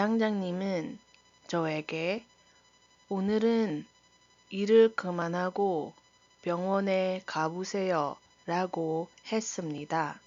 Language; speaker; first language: Korean; non-native, fluent; Iloko